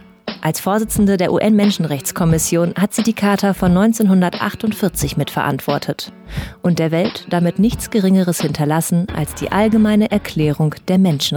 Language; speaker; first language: German; native; German